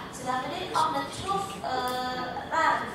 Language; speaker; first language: French; non-native, fluent; Indonesian